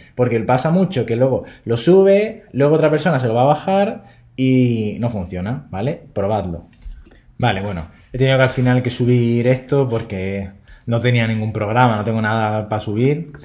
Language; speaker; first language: Spanish; native; Spanish